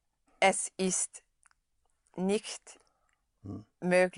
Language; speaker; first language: German; non-native, learner; English